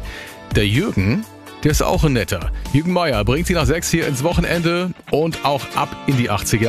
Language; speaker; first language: German; native; German